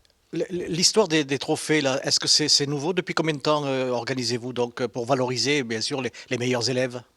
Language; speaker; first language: French; native; French